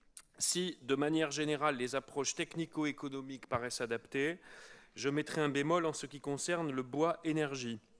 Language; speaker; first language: French; native; French